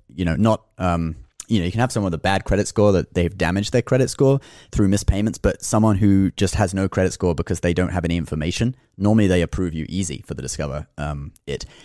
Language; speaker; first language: English; native; English